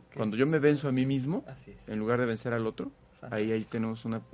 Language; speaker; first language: Spanish; native; Spanish